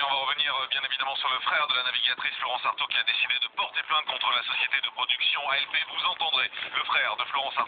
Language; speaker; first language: French; native; French